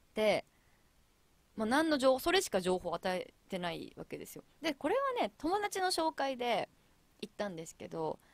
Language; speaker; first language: Japanese; native; Japanese